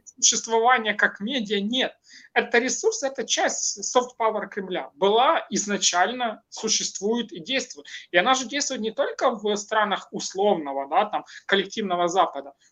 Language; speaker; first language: Russian; non-native, local second language; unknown